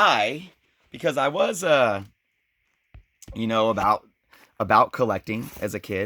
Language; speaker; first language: English; native; English